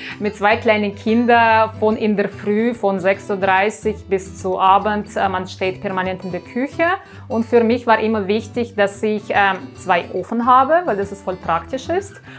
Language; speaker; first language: German; non-native, fluent; Russian